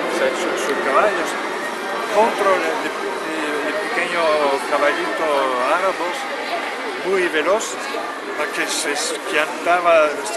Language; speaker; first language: Spanish; non-native, learner; Italian